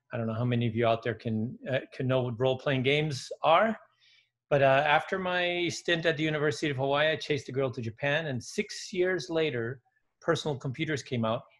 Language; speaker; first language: English; early bilingual, other home language; Dutch